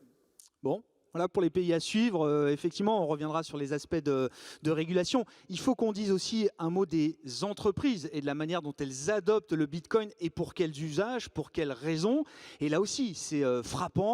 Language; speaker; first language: French; native; French